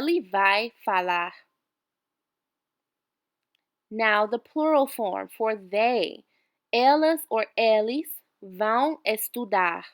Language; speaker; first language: Portuguese; non-native, fluent; English